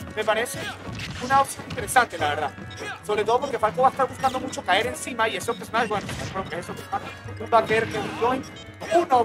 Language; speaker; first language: Spanish; native; Spanish